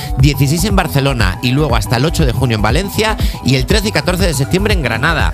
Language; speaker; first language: Spanish; native; Spanish